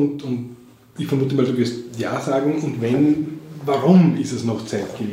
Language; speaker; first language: German; native; German